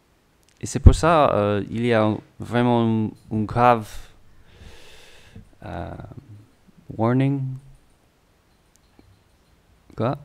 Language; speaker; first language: French; non-native, learner; English